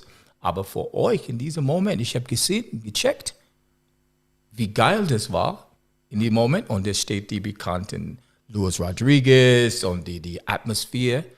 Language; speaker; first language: German; non-native, learner; English